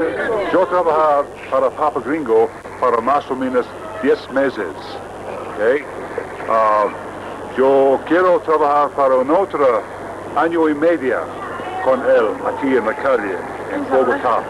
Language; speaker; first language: Spanish; non-native, learner; English